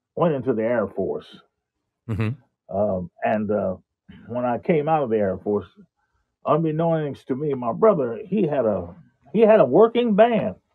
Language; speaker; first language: English; native; English